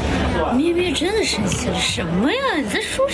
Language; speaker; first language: Chinese; native; Chinese